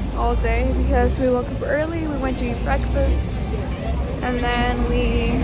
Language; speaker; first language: English; early bilingual, other home language; Spanish